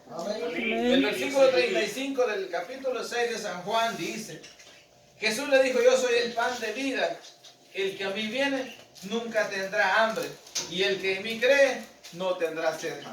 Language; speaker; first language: Spanish; native; Spanish